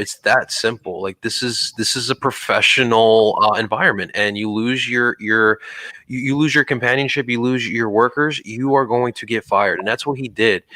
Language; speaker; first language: English; native; English